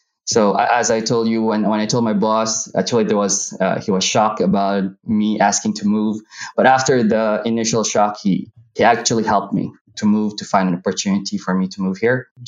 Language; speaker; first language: English; non-native, local second language; Hiligaynon